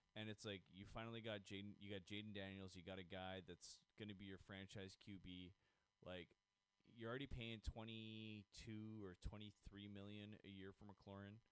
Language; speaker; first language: English; native; English